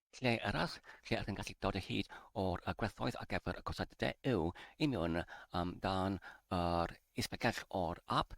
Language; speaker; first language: Welsh; non-native, learner; English